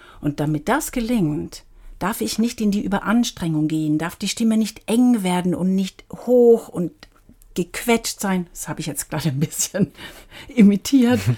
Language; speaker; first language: German; native; German